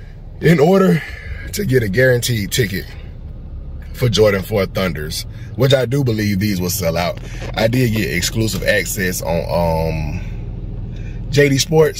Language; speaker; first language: English; native; English